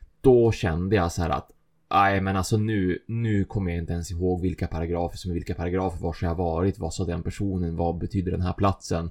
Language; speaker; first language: Swedish; native; Swedish